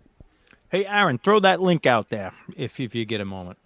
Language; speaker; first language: English; native; English